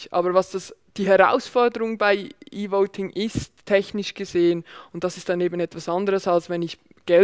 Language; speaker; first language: German; native; German